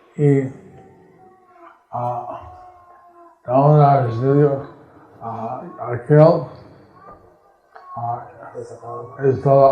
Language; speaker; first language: Spanish; non-native, learner; English